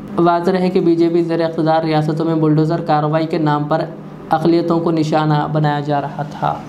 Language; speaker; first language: Urdu; native; Urdu